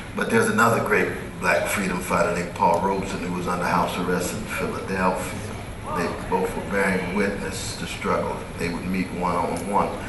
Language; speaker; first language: English; native; English